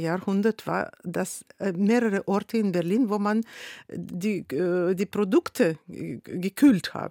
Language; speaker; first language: German; non-native, fluent; Russian